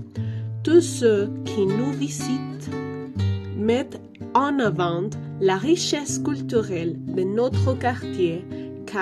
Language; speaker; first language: French; non-native, learner; Spanish